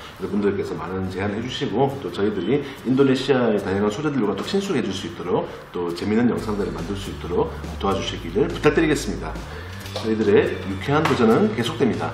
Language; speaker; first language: Korean; native; Korean